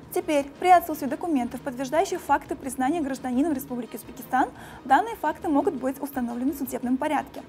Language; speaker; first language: Russian; non-native, local second language; Uzbek